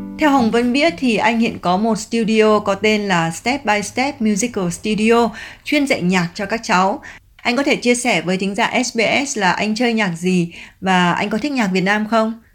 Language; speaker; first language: Vietnamese; native; Vietnamese